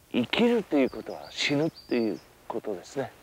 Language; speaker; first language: Japanese; non-native, fluent; English